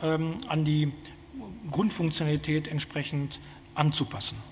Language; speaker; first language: German; native; German